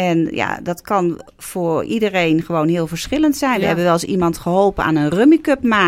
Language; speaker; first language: Dutch; native; Dutch